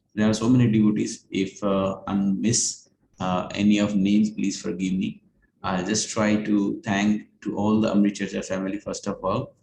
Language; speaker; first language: English; non-native, local second language; Hindi